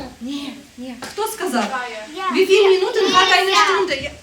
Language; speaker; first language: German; non-native, fluent; Ukrainian